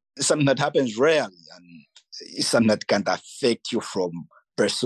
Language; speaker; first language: English; non-native, local second language; Nyanja